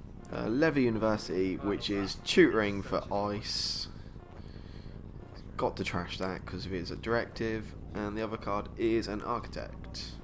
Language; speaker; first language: English; native; English